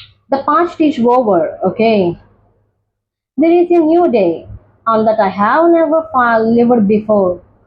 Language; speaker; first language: English; non-native, local second language; Telugu